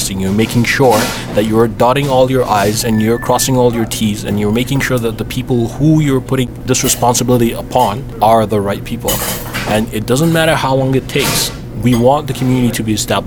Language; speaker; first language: English; non-native, local second language; Igbo